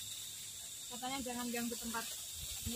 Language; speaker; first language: Indonesian; native; Indonesian